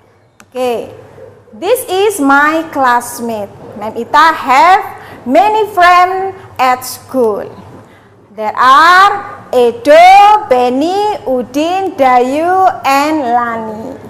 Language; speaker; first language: English; non-native, learner; Indonesian